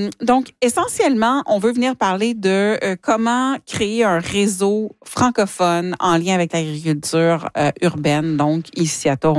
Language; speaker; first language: French; native; French